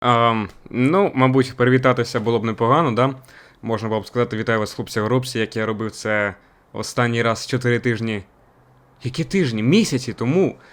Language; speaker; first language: Ukrainian; non-native, local second language; Russian